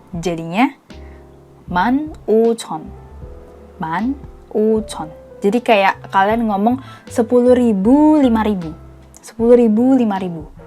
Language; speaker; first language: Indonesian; native; Indonesian